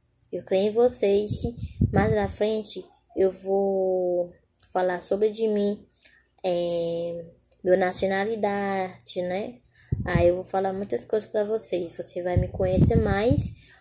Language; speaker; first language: Portuguese; non-native, learner; Haitian Creole